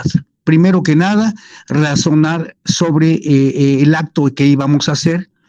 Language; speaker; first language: Spanish; native; Spanish